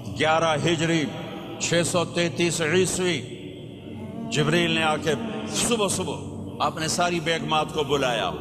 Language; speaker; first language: Urdu; non-native, local second language; Punjabi